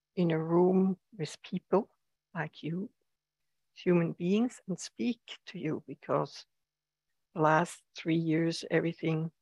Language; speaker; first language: English; non-native, fluent; German